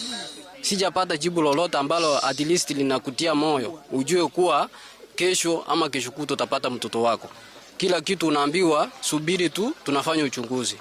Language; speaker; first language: Swahili; non-native, local second language; Gusii